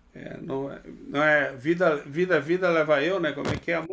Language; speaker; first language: Portuguese; native; Portuguese